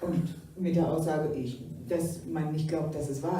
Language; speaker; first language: German; native; German